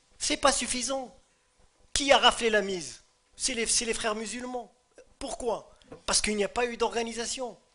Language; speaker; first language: French; non-native, local second language; Arabic